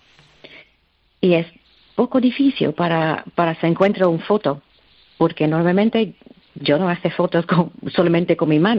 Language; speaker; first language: Spanish; non-native, learner; English